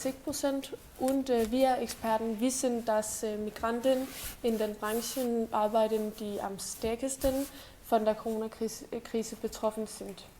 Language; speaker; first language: German; non-native, learner; Danish